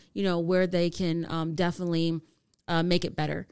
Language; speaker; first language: English; native; English